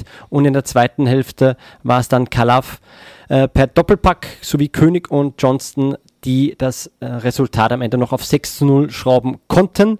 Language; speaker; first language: German; native; German